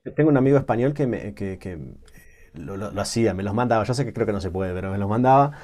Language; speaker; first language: Spanish; native; Spanish